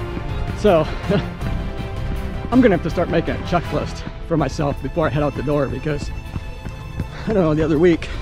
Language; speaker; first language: English; native; English